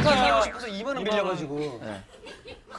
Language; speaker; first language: Korean; native; Korean